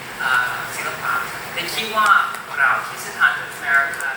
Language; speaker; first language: Thai; non-native, fluent; English